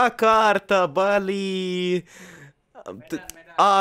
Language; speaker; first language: Indonesian; non-native, learner; Russian